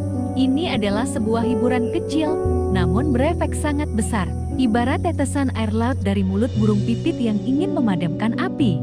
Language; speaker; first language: Indonesian; native; Indonesian